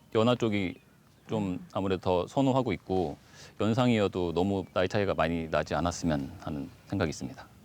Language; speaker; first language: Korean; native; Korean